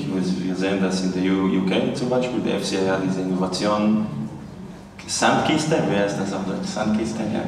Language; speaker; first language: German; non-native, fluent; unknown